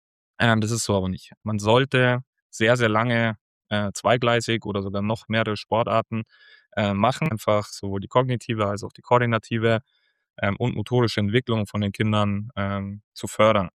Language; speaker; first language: German; native; German